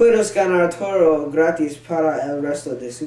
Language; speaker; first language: Spanish; non-native, learner; English